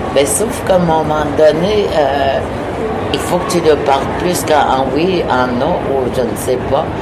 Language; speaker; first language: French; non-native, local second language; Innu-aimun